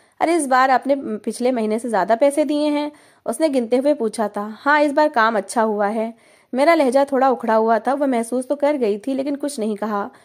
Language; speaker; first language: Hindi; native; Hindi